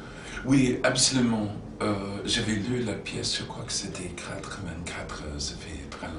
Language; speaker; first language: French; non-native, fluent; English